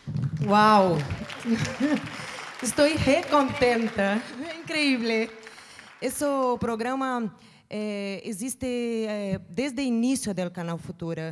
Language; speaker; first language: Portuguese; non-native, learner; Spanish